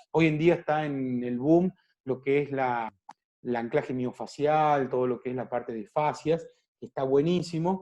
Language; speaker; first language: Spanish; native; Spanish